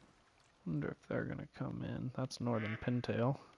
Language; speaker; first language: English; native; English